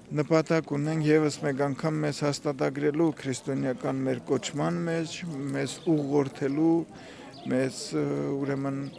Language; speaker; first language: Armenian; native; Armenian